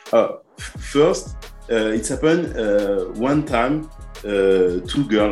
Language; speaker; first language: English; non-native, learner; French